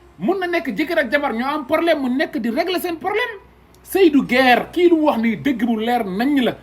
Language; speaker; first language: Wolof; non-native, local second language; Fula